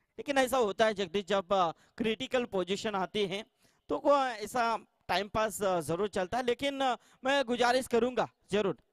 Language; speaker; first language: Hindi; non-native, local second language; Marathi